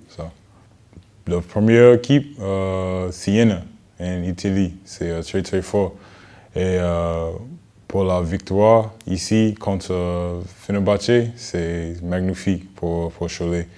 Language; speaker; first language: French; non-native, learner; English